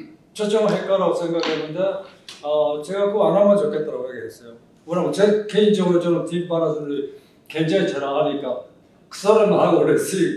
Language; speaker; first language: Korean; early bilingual, heritage; Japanese